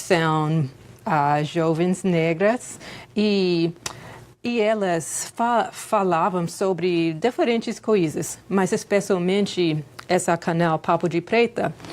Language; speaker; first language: Portuguese; non-native, fluent; English